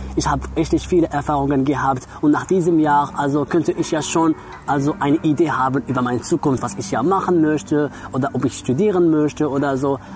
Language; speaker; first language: German; non-native, fluent; Arabic